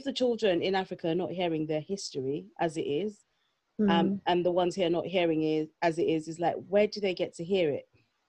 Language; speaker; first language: English; non-native, local second language; Yoruba